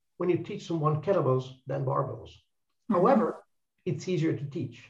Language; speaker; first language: English; non-native, fluent; Italian